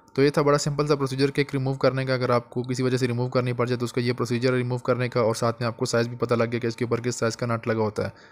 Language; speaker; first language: Urdu; native; Urdu